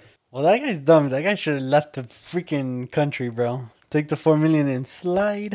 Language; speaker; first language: English; early bilingual, other home language; Spanish